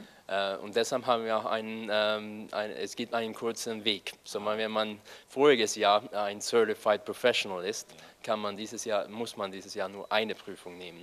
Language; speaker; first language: German; non-native, fluent; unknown